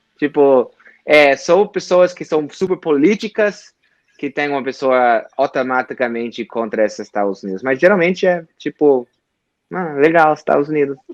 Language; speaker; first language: Portuguese; non-native, fluent; English